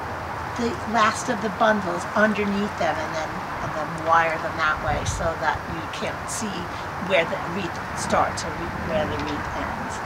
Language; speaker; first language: English; native; English